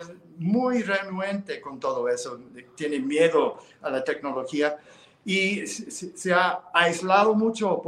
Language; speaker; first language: Spanish; non-native, fluent; English